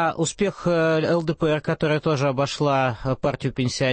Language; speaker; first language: Russian; native; Russian